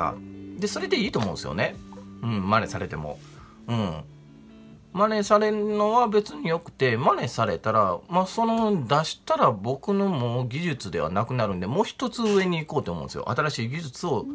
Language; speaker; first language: Japanese; native; Japanese